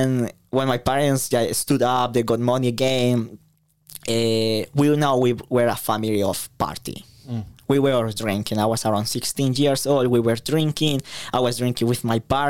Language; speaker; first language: English; non-native, fluent; Spanish